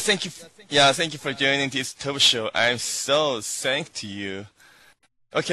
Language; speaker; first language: English; non-native, learner; Korean